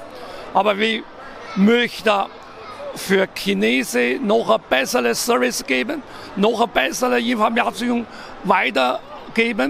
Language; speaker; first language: German; non-native, learner; Chinese